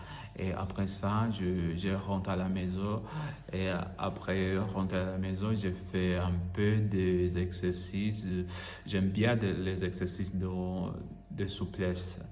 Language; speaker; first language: French; non-native, learner; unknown